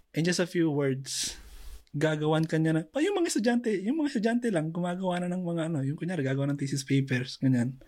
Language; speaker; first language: Filipino; non-native, local second language; Pangasinan